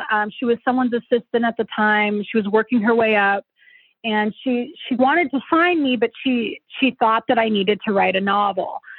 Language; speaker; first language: English; native; English